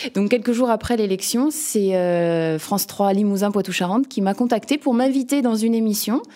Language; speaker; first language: French; native; French